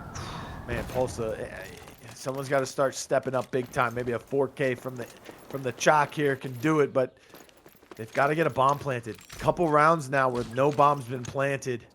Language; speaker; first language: English; native; English